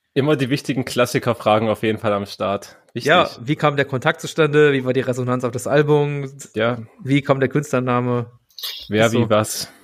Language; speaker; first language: German; native; German